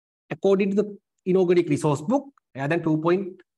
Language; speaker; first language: English; non-native, local second language; Sinhala